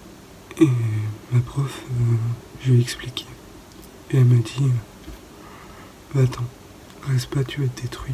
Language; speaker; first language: French; native; French